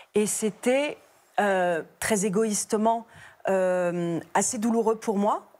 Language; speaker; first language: French; native; French